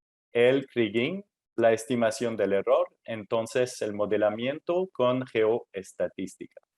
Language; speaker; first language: Spanish; non-native, fluent; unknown